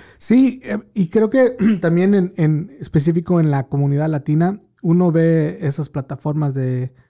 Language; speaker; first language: Spanish; early bilingual, heritage; Spanish